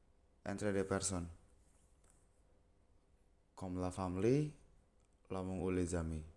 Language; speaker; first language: French; non-native, learner; Indonesian